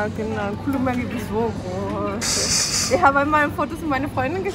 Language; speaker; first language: German; non-native, learner; Spanish